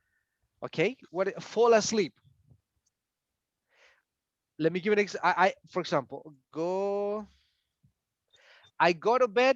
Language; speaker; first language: English; non-native, fluent; Spanish